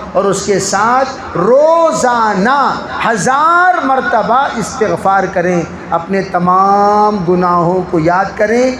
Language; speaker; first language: Urdu; native; Urdu